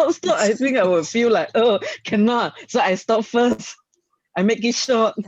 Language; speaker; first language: English; non-native, learner; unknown